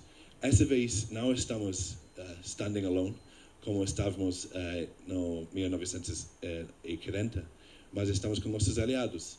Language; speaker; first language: Portuguese; non-native, fluent; English